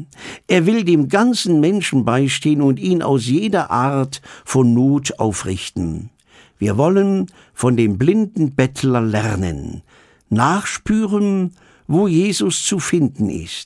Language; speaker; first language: German; native; German